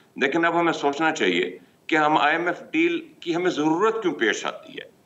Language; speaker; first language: Urdu; early bilingual, heritage; Urdu